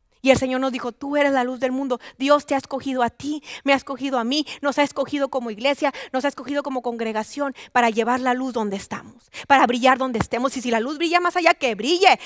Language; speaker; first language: Spanish; native; Spanish